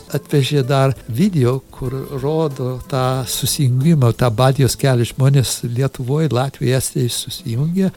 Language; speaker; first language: Lithuanian; early bilingual, heritage; Lithuanian